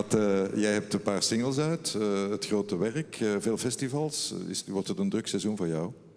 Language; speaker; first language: Dutch; native; Dutch